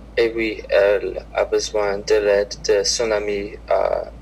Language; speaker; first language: French; non-native, learner; English